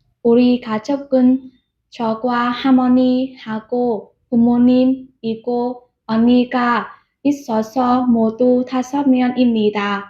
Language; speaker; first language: Korean; non-native, learner; Vietnamese